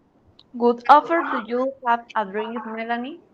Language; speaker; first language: English; non-native, learner; Spanish